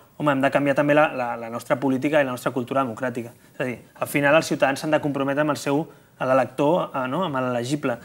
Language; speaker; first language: Catalan; non-native, local second language; Spanish